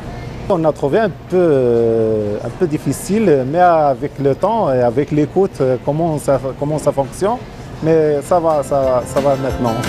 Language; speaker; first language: French; non-native, local second language; Arabic